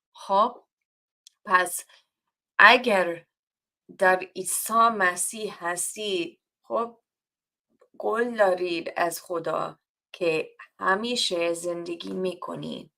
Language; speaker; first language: Persian; non-native, learner; English